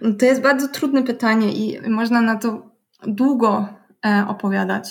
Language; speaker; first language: Polish; non-native, learner; German